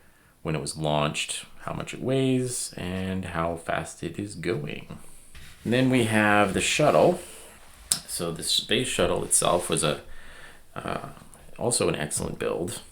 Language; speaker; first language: English; native; English